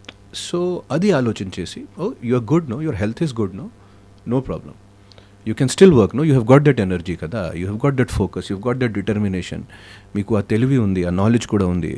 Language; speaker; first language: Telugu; non-native, fluent; Hindi